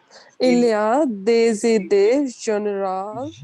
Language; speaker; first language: French; non-native, learner; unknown